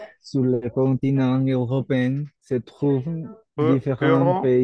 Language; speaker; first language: French; non-native, learner; Spanish